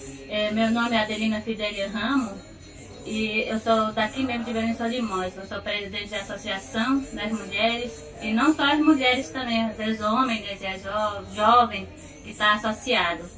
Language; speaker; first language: Portuguese; non-native, local second language; Ticuna